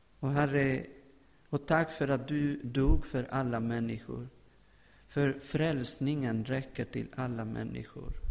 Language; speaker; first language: Swedish; non-native, fluent; Spanish